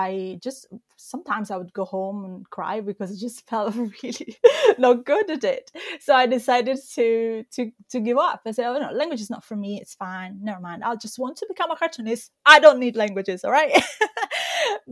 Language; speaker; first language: English; non-native, fluent; Italian